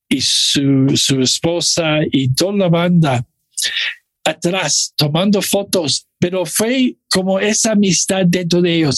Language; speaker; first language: Spanish; non-native, fluent; English